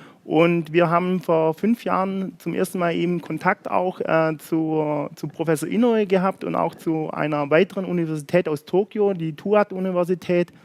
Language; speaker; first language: German; native; German